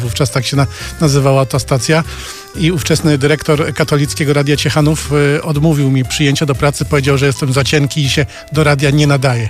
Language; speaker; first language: Polish; native; Polish